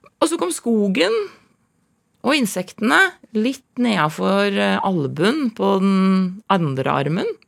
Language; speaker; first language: Norwegian; native; Norwegian